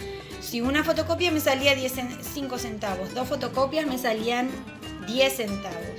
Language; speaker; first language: Spanish; native; Spanish